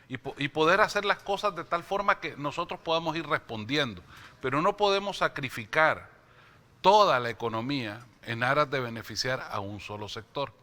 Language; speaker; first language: Spanish; native; Spanish